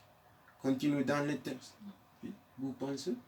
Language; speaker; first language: French; non-native, learner; Spanish